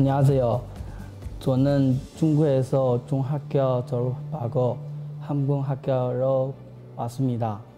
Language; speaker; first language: Korean; non-native, learner; Chinese